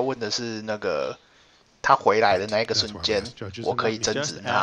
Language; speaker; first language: Chinese; native; Chinese